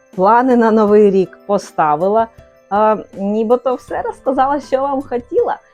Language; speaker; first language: Ukrainian; non-native, local second language; Russian